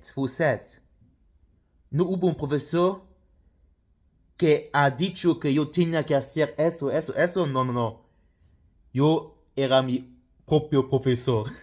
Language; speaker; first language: Spanish; non-native, fluent; Luxembourgish